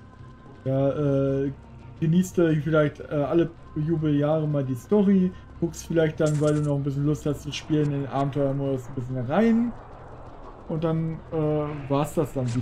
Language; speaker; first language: German; native; German